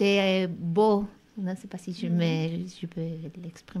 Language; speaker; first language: French; non-native, fluent; Spanish